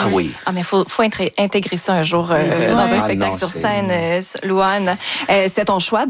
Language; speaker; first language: French; native; French